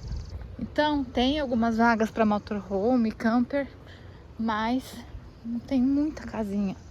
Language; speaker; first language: Portuguese; native; Portuguese